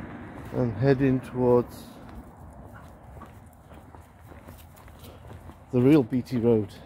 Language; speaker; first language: English; native; English